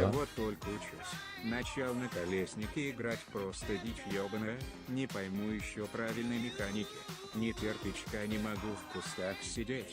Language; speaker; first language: Russian; native; Russian